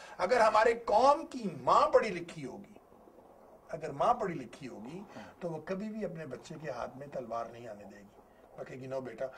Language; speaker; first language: Urdu; native; Urdu